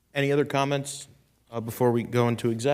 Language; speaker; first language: English; native; English